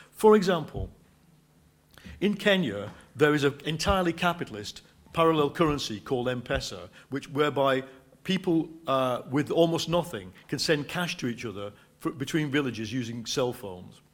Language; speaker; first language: English; native; English